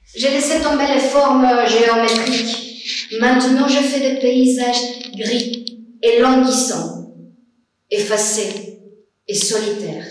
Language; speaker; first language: French; non-native, fluent; Spanish